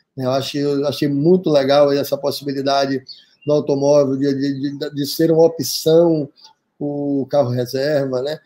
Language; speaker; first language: Portuguese; native; Portuguese